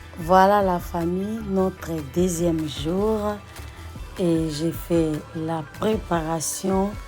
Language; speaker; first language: French; non-native, local second language; Lingala